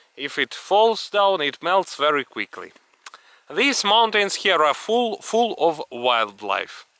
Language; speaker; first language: English; non-native, fluent; Russian